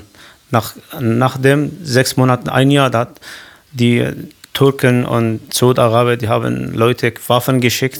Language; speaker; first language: German; non-native, learner; Kurdish